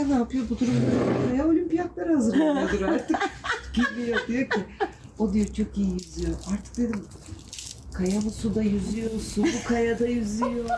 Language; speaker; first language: Turkish; native; Turkish